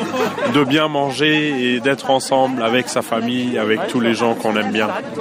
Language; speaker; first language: French; non-native, fluent; German